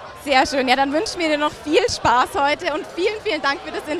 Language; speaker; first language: German; native; German